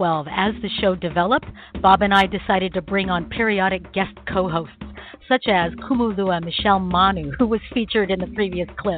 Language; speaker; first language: English; native; English